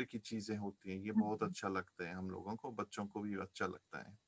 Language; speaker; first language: Hindi; non-native, fluent; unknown